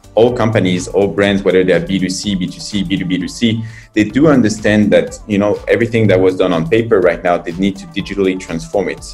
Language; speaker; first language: English; non-native, fluent; French